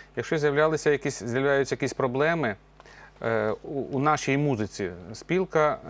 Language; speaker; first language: Ukrainian; native; Ukrainian